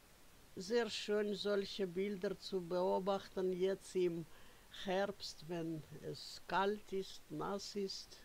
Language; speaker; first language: German; non-native, fluent; Russian